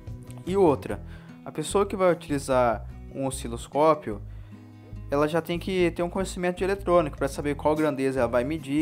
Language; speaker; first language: Portuguese; native; Portuguese